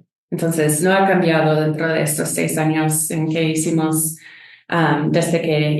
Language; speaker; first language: Spanish; non-native, fluent; English